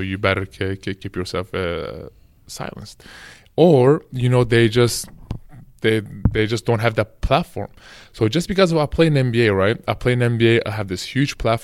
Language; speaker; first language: English; non-native, fluent; Turkish